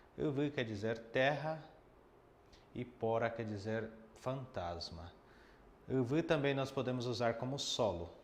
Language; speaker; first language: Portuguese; non-native, fluent; Guarani